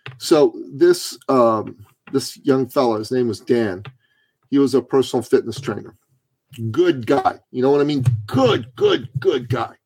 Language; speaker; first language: English; early bilingual, other home language; Persian